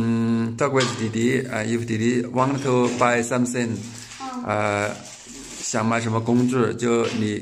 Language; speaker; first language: Chinese; native; Chinese